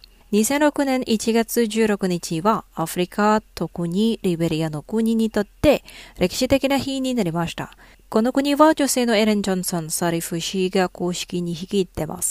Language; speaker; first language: Japanese; non-native, fluent; Indonesian